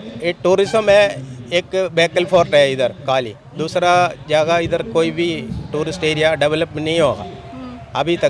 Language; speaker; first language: Hindi; non-native, local second language; Malayalam